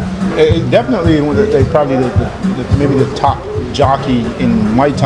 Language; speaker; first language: English; native; English